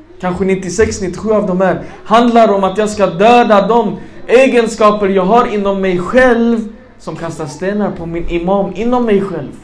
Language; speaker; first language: Swedish; non-native, fluent; Arabic